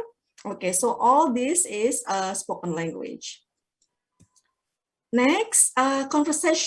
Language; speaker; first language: English; non-native, fluent; Indonesian